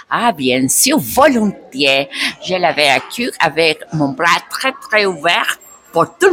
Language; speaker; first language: French; non-native, learner; Spanish